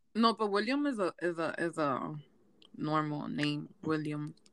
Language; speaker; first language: English; early bilingual, other home language; Spanish